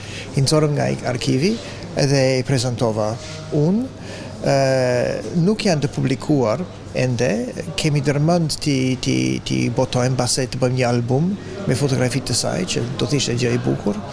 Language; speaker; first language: Albanian; non-native, fluent; English